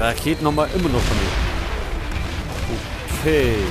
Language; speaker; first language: German; native; German